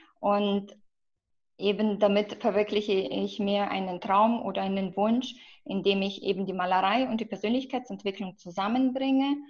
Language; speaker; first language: German; non-native, fluent; Russian